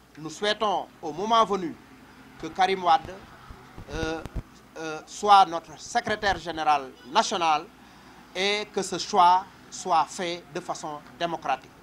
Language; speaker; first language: French; non-native, local second language; Wolof